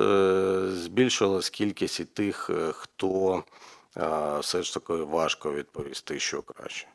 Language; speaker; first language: Ukrainian; native; Ukrainian